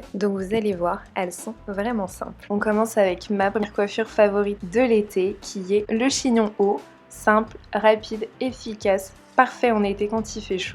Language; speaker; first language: French; native; French